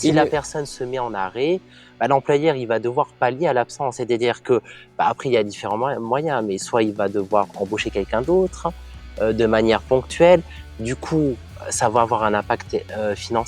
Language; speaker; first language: French; native; French